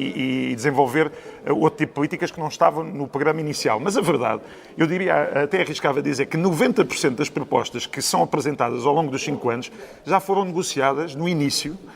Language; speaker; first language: Portuguese; native; Portuguese